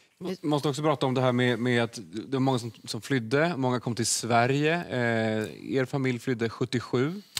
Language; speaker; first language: Swedish; native; Swedish